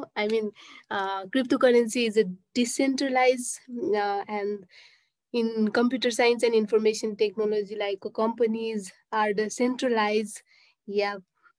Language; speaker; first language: English; non-native, local second language; Nepali